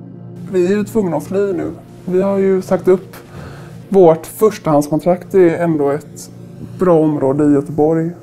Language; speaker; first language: Swedish; native; Swedish